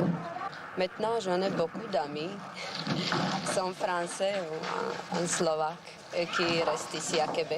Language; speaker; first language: French; non-native, learner; Slovak